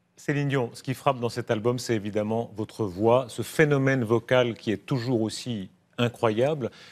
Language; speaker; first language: French; native; French